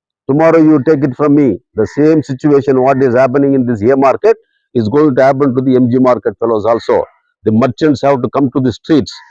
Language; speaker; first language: English; non-native, local second language; Tamil